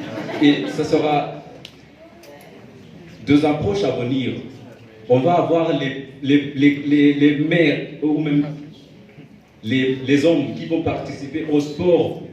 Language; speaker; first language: French; non-native, fluent; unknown